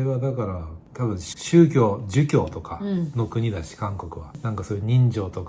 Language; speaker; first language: Japanese; native; Japanese